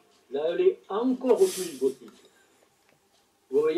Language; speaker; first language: French; native; French